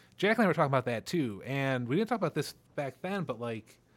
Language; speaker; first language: English; native; English